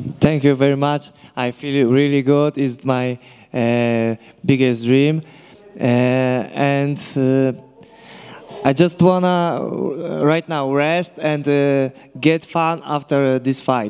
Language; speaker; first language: English; non-native, learner; Polish